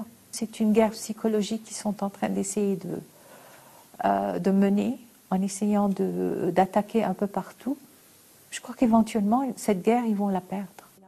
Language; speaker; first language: French; non-native, local second language; Arabic